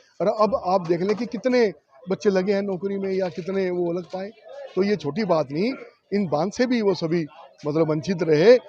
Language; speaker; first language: Hindi; native; Hindi